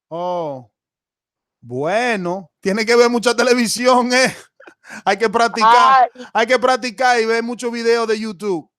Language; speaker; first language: Spanish; non-native, fluent; English